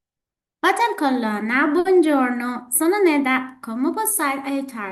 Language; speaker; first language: Italian; non-native, learner; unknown